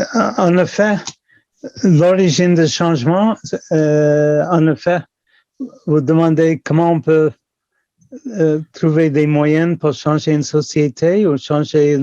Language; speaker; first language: French; non-native, local second language; English